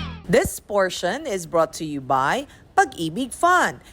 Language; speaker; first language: English; non-native, local second language; Filipino